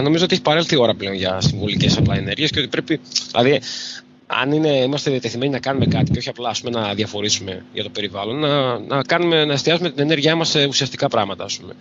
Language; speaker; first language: Greek; native; Greek